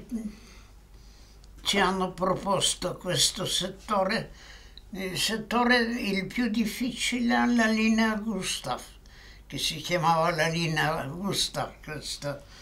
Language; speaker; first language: Italian; non-native, fluent; Polish